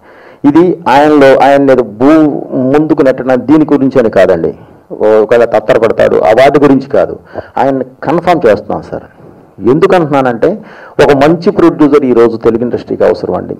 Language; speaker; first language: Telugu; native; Telugu